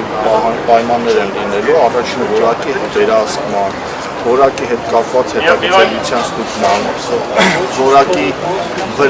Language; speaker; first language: Armenian; native; Armenian